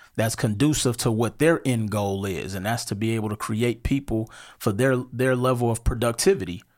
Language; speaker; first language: English; native; English